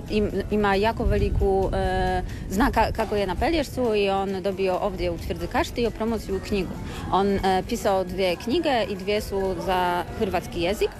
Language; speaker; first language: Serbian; non-native, learner; Polish